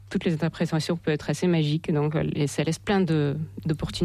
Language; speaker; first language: French; non-native, fluent; Russian